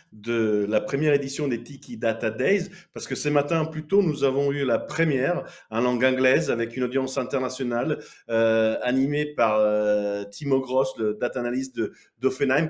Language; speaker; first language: French; native; French